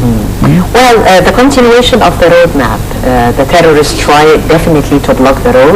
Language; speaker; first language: English; non-native, fluent; Arabic